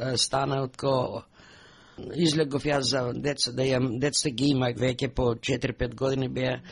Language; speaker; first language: Macedonian; native; Macedonian